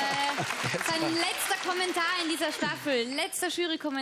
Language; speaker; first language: German; native; German